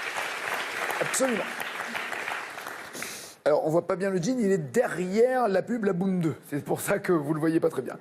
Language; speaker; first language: French; native; French